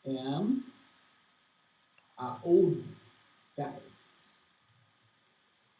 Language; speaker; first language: English; non-native, learner; Portuguese